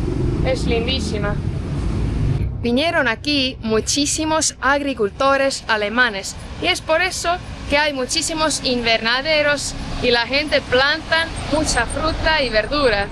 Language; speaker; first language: Spanish; non-native, fluent; Estonian